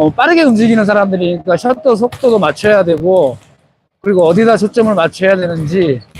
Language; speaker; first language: Korean; native; Korean